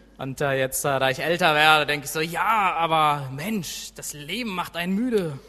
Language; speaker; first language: German; native; German